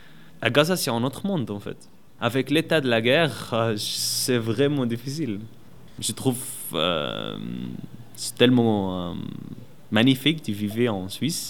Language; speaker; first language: French; non-native, learner; Arabic